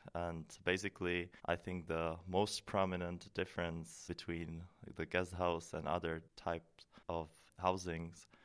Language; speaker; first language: English; non-native, fluent; Czech